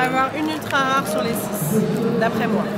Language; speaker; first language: French; native; French